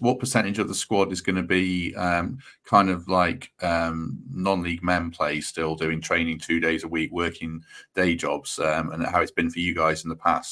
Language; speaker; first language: English; native; English